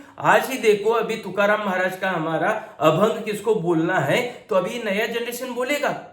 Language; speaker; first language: Hindi; non-native, local second language; Marathi